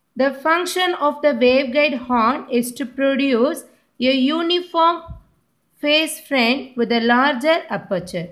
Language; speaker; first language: English; non-native, local second language; Tamil